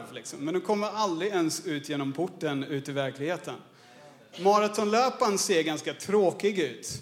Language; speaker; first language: Swedish; non-native, fluent; English